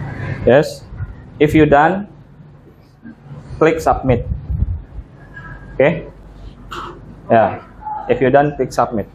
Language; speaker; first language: English; non-native, learner; Indonesian